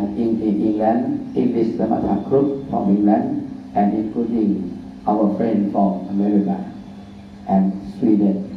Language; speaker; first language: English; non-native, fluent; Thai